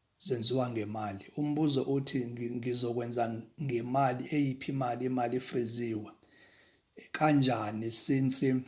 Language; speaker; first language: Zulu; non-native, local second language; Xhosa